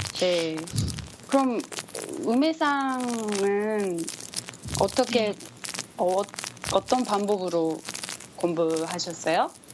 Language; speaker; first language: Korean; non-native, learner; Japanese